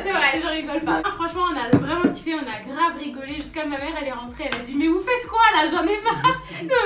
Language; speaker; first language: French; native; French